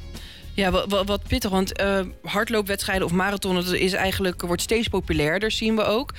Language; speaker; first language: Dutch; native; Dutch